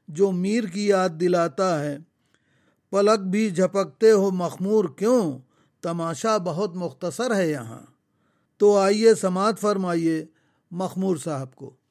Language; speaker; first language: Urdu; native; Urdu